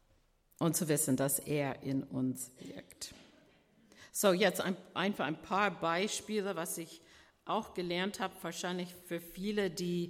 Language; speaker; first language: German; non-native, fluent; English